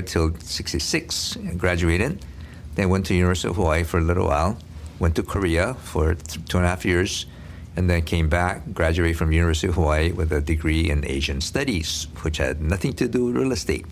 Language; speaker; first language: English; early bilingual, other home language; Korean